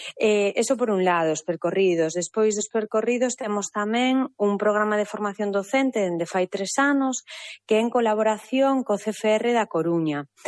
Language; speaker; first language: Galician; non-native, local second language; Spanish